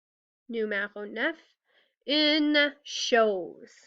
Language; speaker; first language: French; non-native, fluent; English